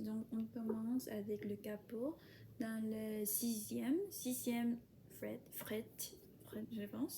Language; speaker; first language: French; non-native, fluent; Spanish